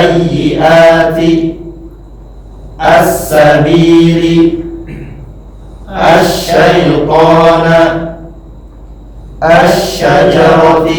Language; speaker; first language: Arabic; non-native, learner; Indonesian